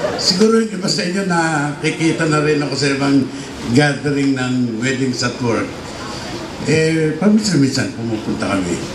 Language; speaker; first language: Filipino; native; Filipino